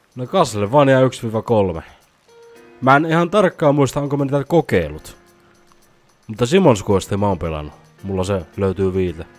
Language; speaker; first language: Finnish; native; Finnish